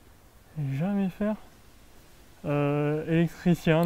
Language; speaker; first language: French; native; French